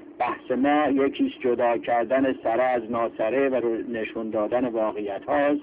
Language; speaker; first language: Persian; native; Persian